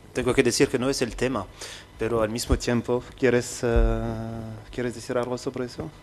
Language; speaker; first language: Spanish; non-native, fluent; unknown